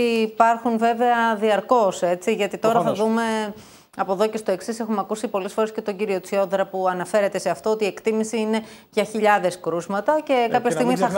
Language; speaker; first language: Greek; native; Greek